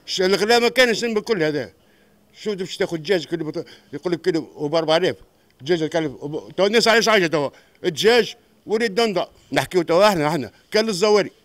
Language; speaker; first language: Arabic; native; Arabic